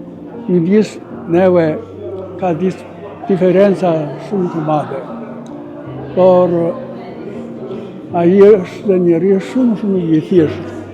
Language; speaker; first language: Albanian; non-native, fluent; Chinese